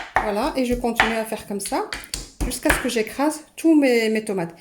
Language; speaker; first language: French; non-native, local second language; Arabic